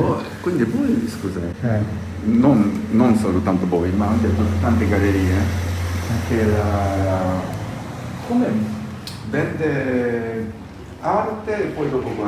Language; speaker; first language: Italian; non-native, learner; Japanese